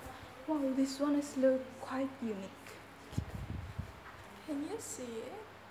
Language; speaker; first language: English; non-native, learner; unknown